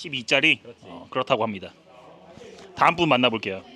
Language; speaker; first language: Korean; native; Korean